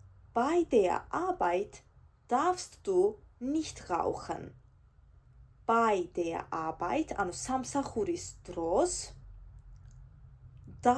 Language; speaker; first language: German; non-native, fluent; Georgian